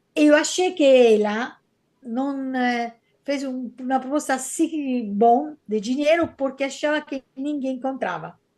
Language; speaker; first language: Portuguese; non-native, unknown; Italian